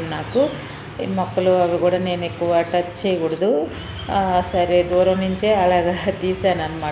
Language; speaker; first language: Telugu; native; Telugu